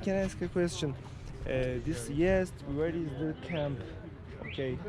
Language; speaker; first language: English; non-native, learner; Turkish